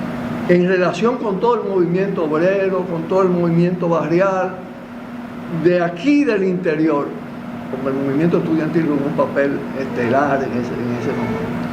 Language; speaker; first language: Spanish; native; Spanish